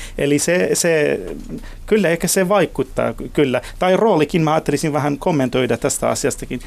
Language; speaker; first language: Finnish; non-native, fluent; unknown